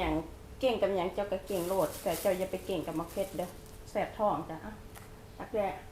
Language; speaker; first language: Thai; non-native, local second language; Northeastern Thai